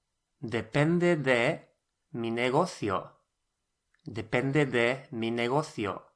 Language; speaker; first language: Spanish; non-native, fluent; English